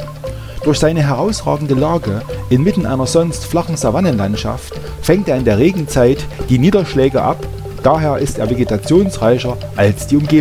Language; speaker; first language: German; native; German